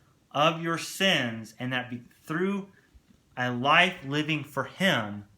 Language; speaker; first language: English; native; English